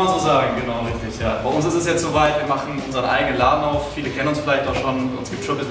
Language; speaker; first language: German; native; German